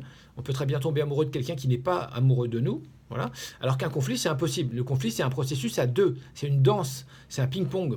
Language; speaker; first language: French; native; French